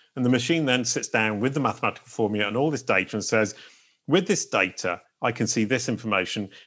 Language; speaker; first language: English; native; English